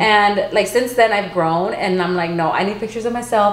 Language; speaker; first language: English; early bilingual, other home language; Spanish